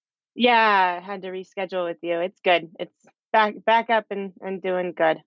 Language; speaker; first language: English; native; English